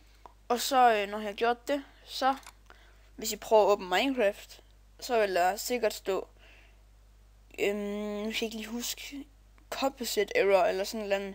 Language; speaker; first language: Danish; native; Danish